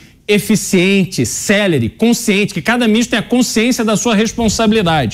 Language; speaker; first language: Portuguese; native; Portuguese